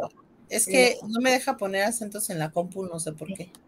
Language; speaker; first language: Spanish; native; Spanish